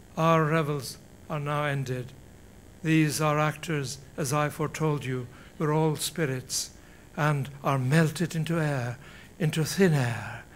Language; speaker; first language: English; non-native, fluent; Turkish